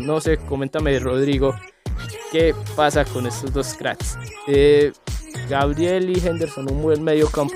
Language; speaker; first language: Spanish; native; Spanish